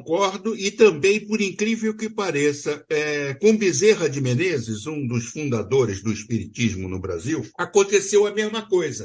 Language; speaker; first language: Portuguese; native; Portuguese